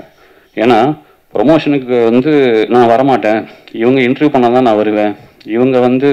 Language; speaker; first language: Tamil; native; Tamil